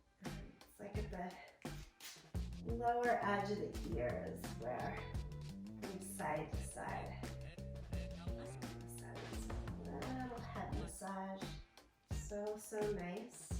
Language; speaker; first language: English; native; English